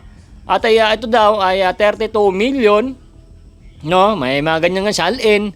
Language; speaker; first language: Filipino; native; Filipino